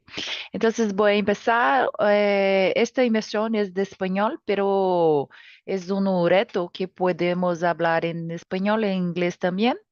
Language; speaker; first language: Spanish; non-native, learner; Portuguese